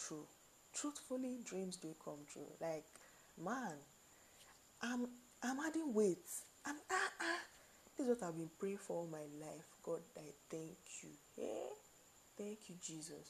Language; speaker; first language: English; non-native, local second language; Yoruba